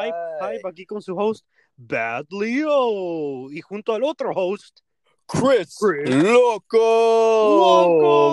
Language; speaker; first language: Spanish; early bilingual, heritage; Spanish